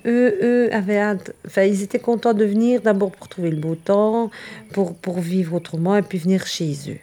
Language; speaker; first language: French; early bilingual, other home language; Italian